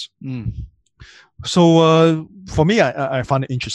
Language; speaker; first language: English; non-native, local second language; Cantonese